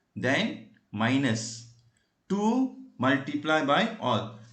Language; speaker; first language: English; non-native, local second language; Malay